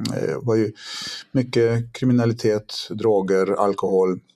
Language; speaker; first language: Swedish; early bilingual, other home language; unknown